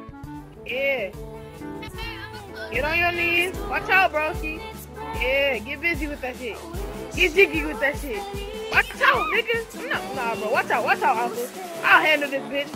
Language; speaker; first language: English; native; English